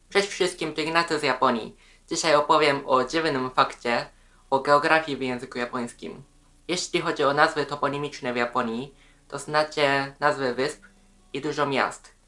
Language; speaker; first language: Polish; non-native, fluent; Japanese